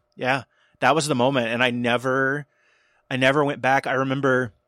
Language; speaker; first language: English; native; English